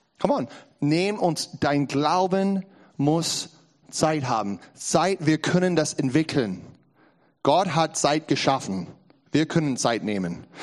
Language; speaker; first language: German; non-native, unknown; English